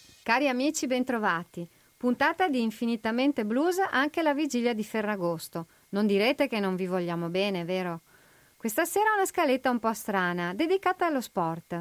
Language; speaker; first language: Italian; native; Italian